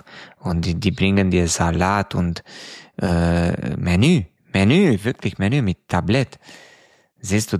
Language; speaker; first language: German; non-native, fluent; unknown